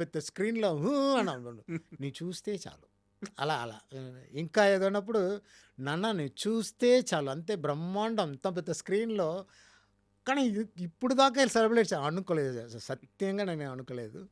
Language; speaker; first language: Telugu; non-native, learner; Tamil